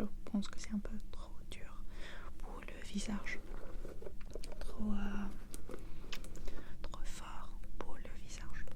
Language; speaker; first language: French; non-native, fluent; English